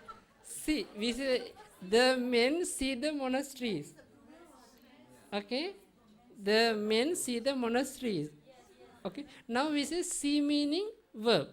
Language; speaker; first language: English; non-native, learner; Sinhala